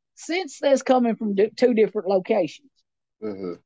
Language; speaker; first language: English; native; English